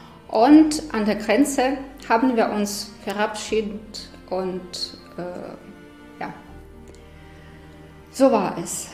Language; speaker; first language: German; non-native, fluent; Ukrainian